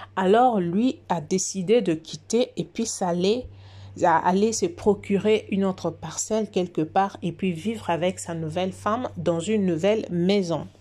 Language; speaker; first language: French; non-native, local second language; Lingala